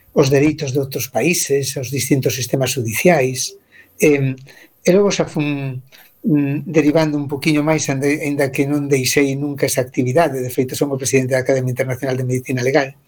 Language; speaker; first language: Galician; native; Galician